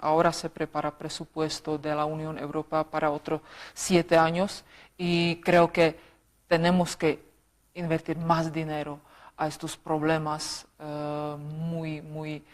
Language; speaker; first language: Spanish; non-native, fluent; Czech